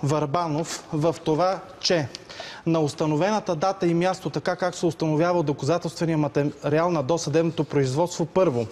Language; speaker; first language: Bulgarian; native; Bulgarian